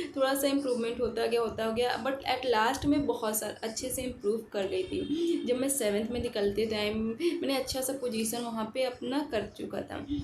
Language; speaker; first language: Hindi; native; Hindi